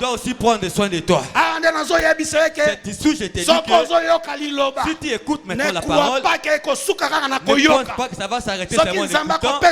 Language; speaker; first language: French; non-native, local second language; Lingala